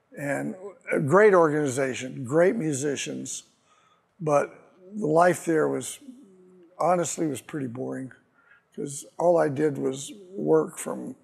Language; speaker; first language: English; native; English